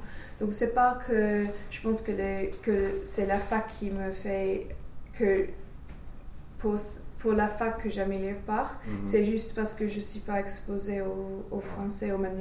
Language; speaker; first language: French; non-native, fluent; English